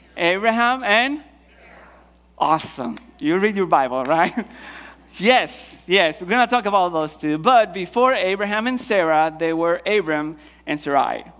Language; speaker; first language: English; non-native, fluent; Spanish